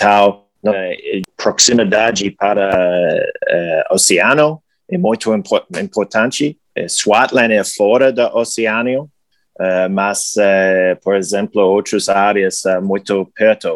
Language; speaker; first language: Portuguese; non-native, learner; English